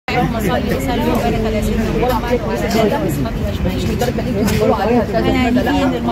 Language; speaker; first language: Arabic; native; Arabic